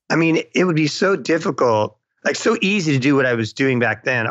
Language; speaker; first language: English; native; English